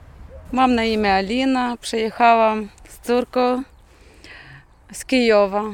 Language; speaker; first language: Polish; non-native, learner; Ukrainian